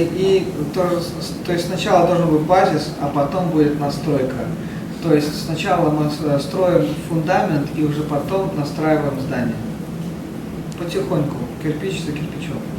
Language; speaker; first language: Russian; native; Russian